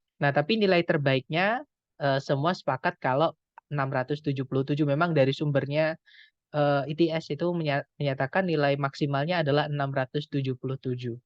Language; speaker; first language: Indonesian; non-native, local second language; Javanese